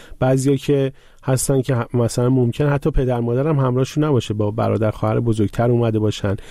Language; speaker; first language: Persian; native; Persian